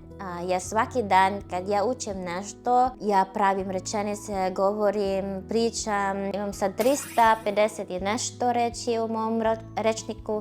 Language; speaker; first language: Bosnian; non-native, fluent; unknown